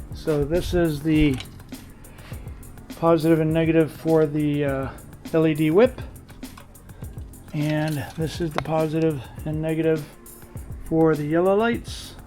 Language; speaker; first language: English; native; English